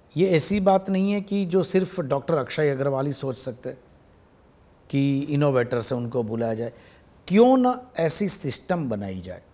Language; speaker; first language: Hindi; non-native, local second language; Gujarati